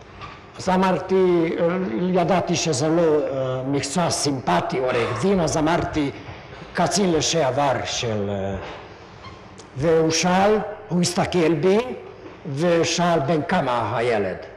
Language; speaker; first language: Hebrew; non-native, fluent; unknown